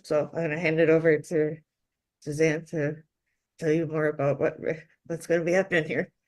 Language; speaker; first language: English; native; English